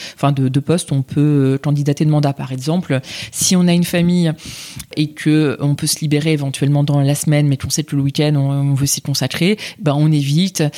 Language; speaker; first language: French; native; French